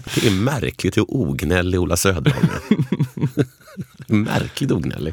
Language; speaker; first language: Swedish; native; Swedish